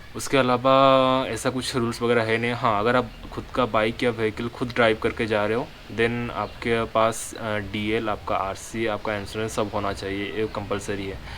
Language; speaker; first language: Hindi; non-native, local second language; Odia